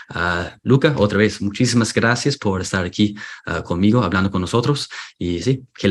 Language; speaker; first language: Spanish; non-native, fluent; English